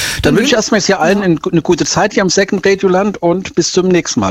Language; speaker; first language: German; native; German